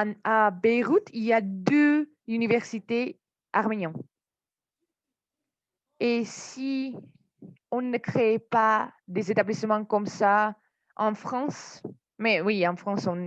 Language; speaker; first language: French; non-native, fluent; Armenian